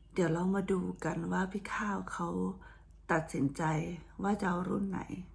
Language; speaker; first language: Thai; native; Thai